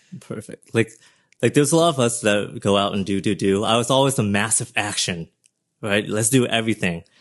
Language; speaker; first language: English; early bilingual, other home language; Vietnamese